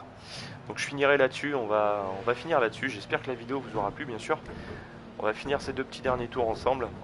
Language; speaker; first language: French; native; French